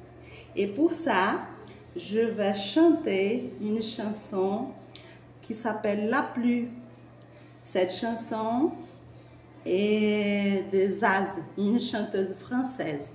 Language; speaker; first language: French; non-native, learner; Portuguese